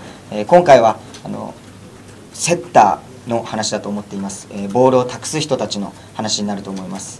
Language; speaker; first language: Japanese; native; Japanese